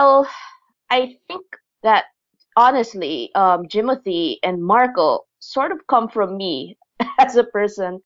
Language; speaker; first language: English; non-native, local second language; Filipino